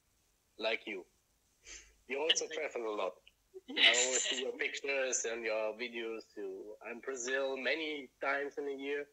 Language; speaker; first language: English; non-native, fluent; German